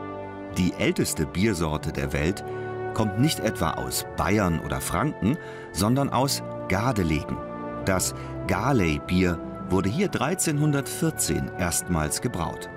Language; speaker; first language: German; native; German